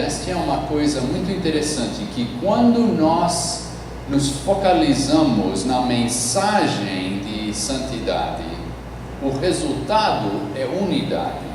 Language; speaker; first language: Portuguese; non-native, fluent; English